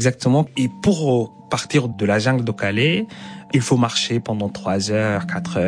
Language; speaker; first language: French; non-native, fluent; Arabic